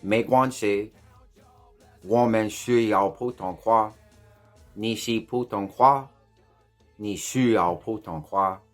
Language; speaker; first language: Chinese; non-native, learner; English